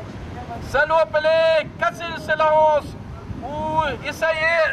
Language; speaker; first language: French; non-native, learner; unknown